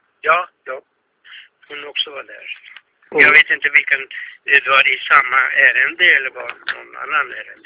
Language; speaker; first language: Swedish; non-native, fluent; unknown